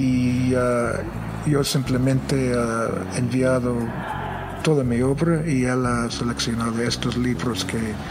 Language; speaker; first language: Spanish; non-native, fluent; English